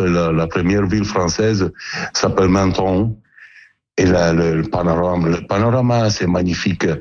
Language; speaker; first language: French; non-native, learner; Italian